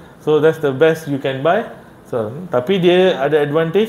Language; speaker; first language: English; non-native, local second language; Malay